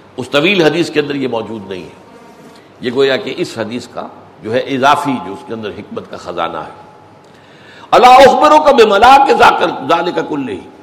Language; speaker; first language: Urdu; native; Urdu